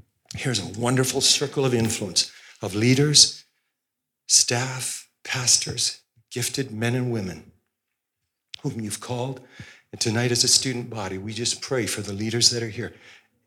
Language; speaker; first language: English; native; English